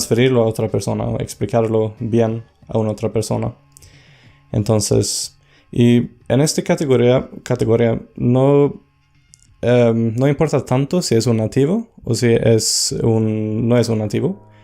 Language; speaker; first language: Spanish; non-native, fluent; Swedish